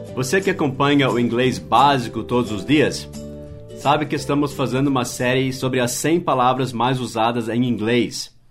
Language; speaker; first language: Portuguese; non-native, fluent; English